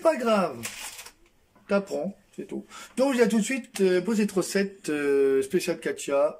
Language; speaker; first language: French; native; French